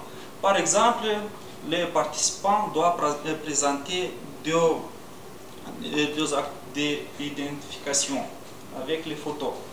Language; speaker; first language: French; non-native, learner; Romanian